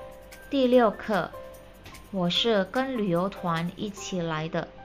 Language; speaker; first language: Chinese; non-native, fluent; Indonesian